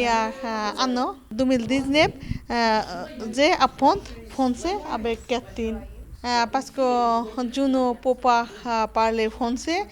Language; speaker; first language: French; non-native, learner; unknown